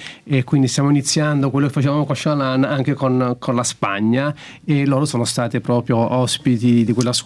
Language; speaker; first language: Italian; native; Italian